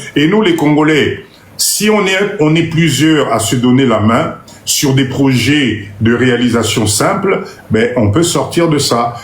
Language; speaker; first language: French; non-native, local second language; Lingala